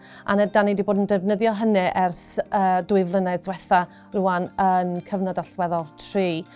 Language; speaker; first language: Welsh; non-native, local second language; English